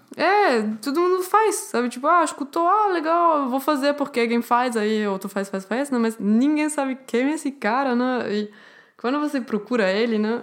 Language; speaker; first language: Portuguese; non-native, fluent; German